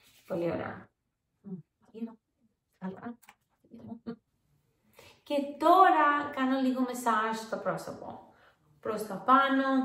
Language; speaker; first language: Greek; early bilingual, heritage; English